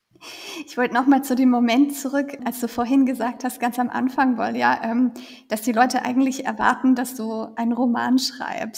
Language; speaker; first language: German; native; German